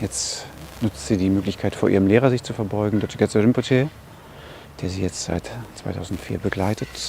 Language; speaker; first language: German; native; German